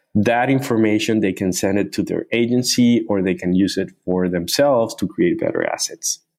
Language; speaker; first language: English; non-native, fluent; Spanish